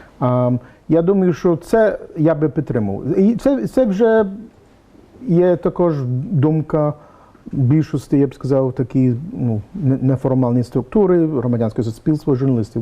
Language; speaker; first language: Ukrainian; early bilingual, heritage; English